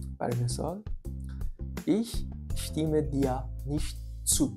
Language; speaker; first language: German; non-native, fluent; Persian